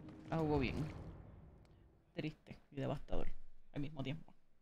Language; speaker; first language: Spanish; native; Spanish